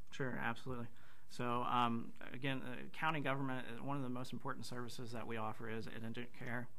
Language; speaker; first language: English; native; English